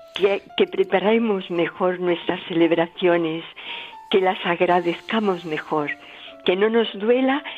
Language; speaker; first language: Spanish; native; Spanish